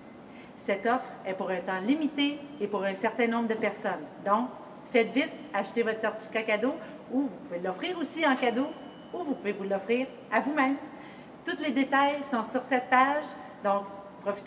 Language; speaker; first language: French; native; French